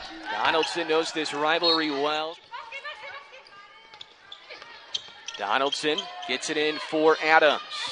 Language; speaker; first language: English; native; English